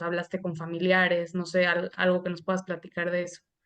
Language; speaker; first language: Spanish; native; Spanish